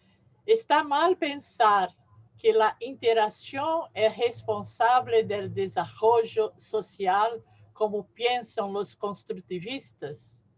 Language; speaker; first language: Spanish; non-native, learner; Portuguese